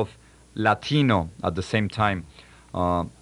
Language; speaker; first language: English; non-native, fluent; Spanish